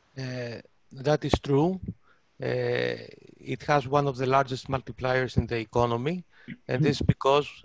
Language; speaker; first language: English; non-native, fluent; Greek